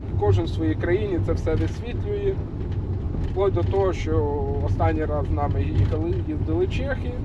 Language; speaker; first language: Ukrainian; native; Ukrainian